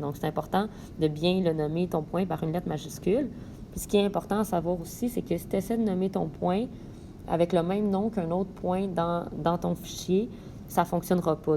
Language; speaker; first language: French; native; French